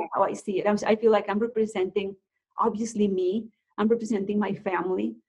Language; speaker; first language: English; non-native, fluent; Spanish